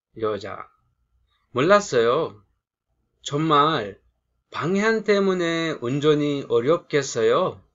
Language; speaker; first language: Korean; non-native, fluent; Sinhala